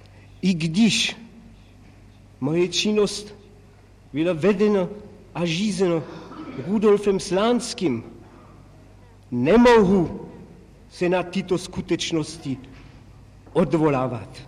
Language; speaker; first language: Czech; non-native, fluent; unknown